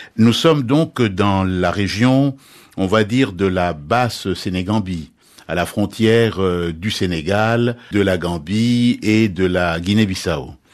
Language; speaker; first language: French; non-native, local second language; Lingala